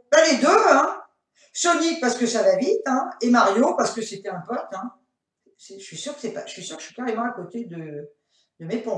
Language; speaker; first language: French; native; French